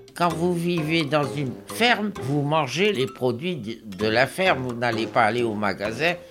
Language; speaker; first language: French; native; French